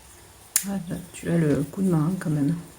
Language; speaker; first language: French; native; French